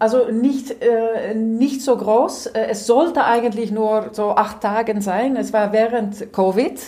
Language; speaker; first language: German; non-native, fluent; Dutch